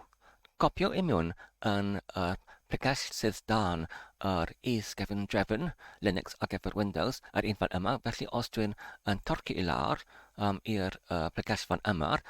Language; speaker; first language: Welsh; non-native, learner; Polish